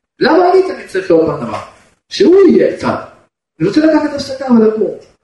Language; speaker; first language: Hebrew; non-native, fluent; Russian